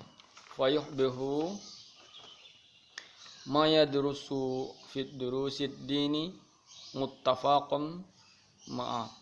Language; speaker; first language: Arabic; non-native, learner; Indonesian